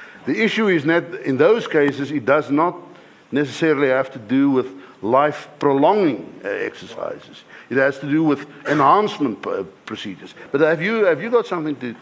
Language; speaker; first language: English; non-native, local second language; Afrikaans